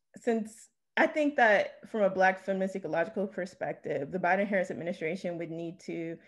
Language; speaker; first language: English; native; English